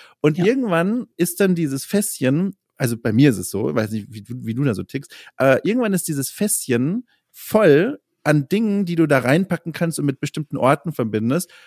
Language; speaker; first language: German; native; German